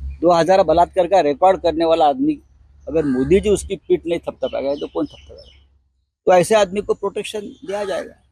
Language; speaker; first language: Hindi; non-native, local second language; Marathi